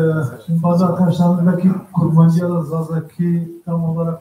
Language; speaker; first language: Turkish; non-native, local second language; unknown